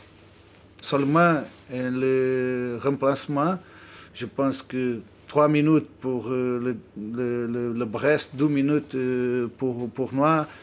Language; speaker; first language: French; non-native, learner; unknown